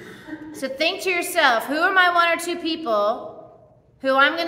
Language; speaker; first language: English; native; English